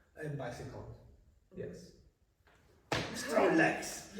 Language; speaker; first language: English; non-native, learner; Spanish